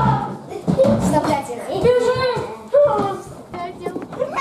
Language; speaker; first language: Russian; early bilingual, heritage; Russian